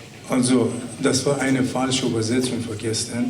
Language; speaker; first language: German; non-native, learner; Persian